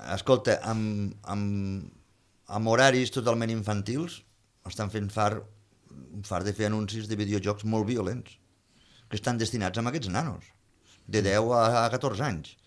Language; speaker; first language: Catalan; native; Catalan